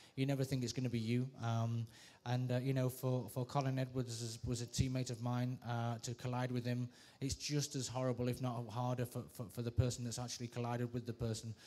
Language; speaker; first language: English; native; English